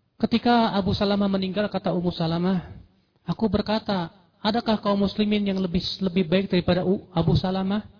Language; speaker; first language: Indonesian; native; Indonesian